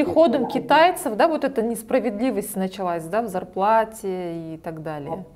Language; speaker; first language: Russian; non-native, local second language; Kazakh